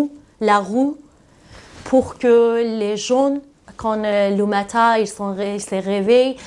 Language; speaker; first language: French; non-native, learner; Persian